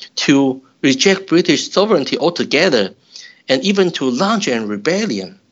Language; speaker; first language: English; non-native, fluent; Chinese